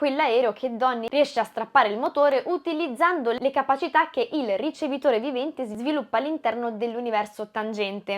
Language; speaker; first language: Italian; native; Italian